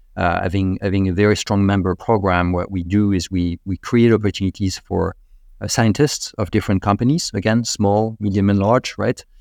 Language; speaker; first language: English; non-native, fluent; French